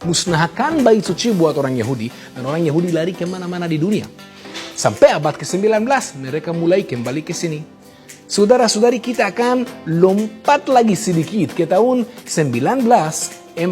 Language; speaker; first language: Indonesian; non-native, fluent; Hebrew